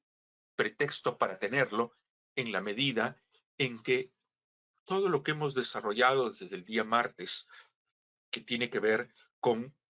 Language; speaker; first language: Spanish; native; Spanish